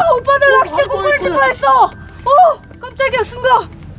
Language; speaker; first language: Korean; native; Korean